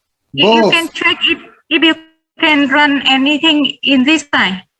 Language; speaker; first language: English; non-native, learner; Vietnamese